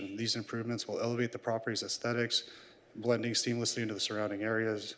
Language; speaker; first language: English; native; English